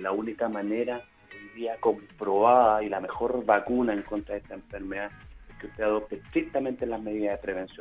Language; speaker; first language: Spanish; native; Spanish